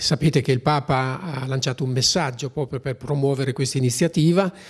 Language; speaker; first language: Italian; native; Italian